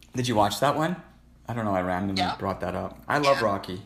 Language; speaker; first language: English; native; English